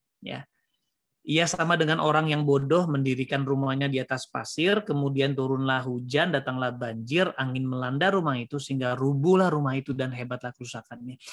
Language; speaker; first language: Indonesian; native; Indonesian